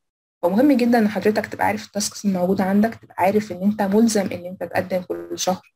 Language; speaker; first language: Arabic; native; Arabic